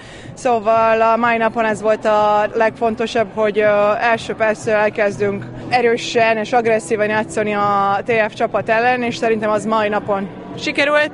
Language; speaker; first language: Hungarian; non-native, fluent; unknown